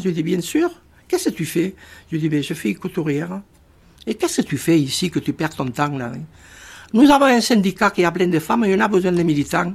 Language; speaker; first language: French; non-native, fluent; Spanish